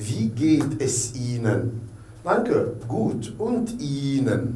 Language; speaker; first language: German; non-native, fluent; Arabic